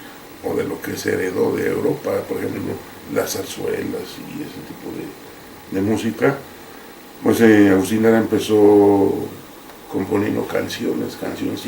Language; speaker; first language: Spanish; native; Spanish